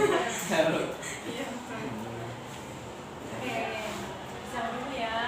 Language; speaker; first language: Indonesian; native; Indonesian